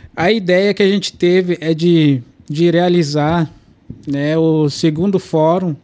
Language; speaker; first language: Portuguese; non-native, local second language; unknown